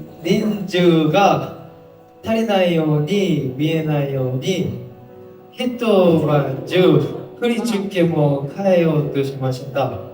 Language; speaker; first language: Japanese; non-native, learner; Korean